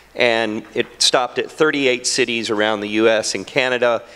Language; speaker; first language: English; native; English